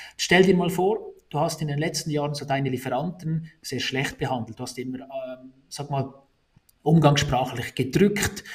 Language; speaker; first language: German; native; German